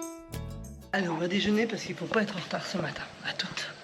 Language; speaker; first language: French; native; French